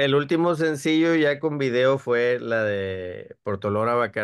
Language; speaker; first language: Spanish; native; Spanish